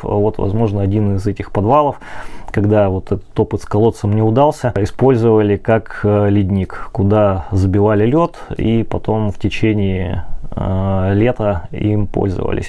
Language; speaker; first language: Russian; native; Russian